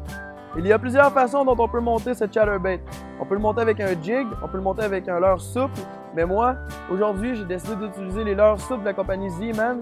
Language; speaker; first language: French; native; French